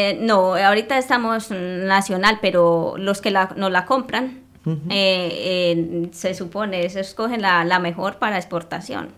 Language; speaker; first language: Spanish; native; Spanish